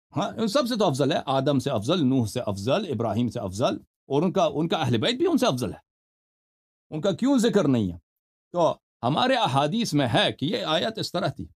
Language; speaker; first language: Urdu; non-native, fluent; Persian